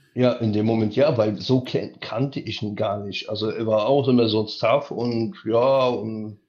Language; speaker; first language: German; early bilingual, heritage; Polish